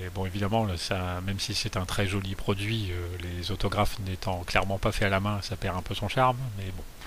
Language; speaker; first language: French; native; French